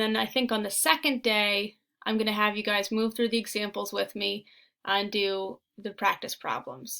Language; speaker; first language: English; native; English